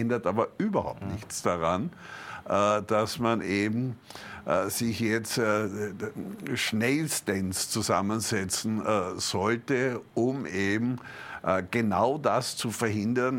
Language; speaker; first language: German; native; German